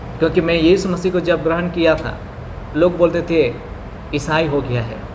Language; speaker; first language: Hindi; non-native, local second language; Bhojpuri